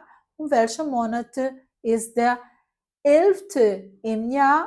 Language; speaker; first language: German; non-native, fluent; Portuguese